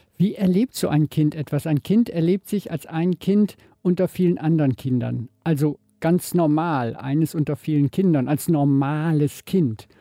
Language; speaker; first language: German; native; German